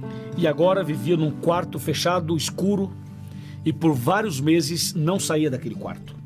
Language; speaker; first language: Portuguese; native; Portuguese